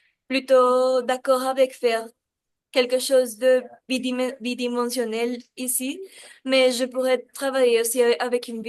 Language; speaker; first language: French; non-native, learner; Spanish